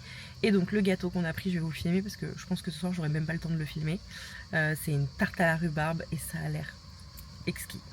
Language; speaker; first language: French; native; French